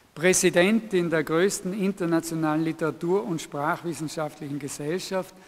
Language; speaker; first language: German; native; German